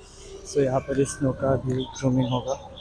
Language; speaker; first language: Hindi; non-native, local second language; Assamese